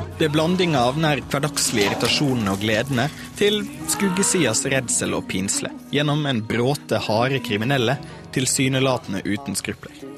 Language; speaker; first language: Norwegian; native; Norwegian